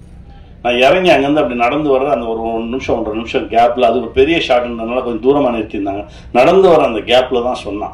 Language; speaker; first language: Tamil; native; Tamil